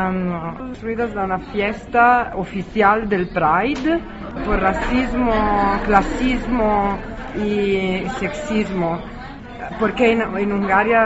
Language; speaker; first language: Spanish; non-native, learner; Italian